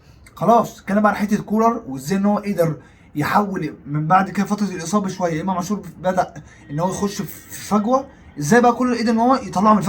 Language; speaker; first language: Arabic; native; Arabic